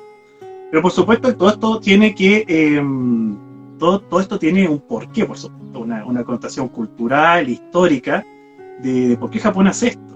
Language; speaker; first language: Spanish; native; Spanish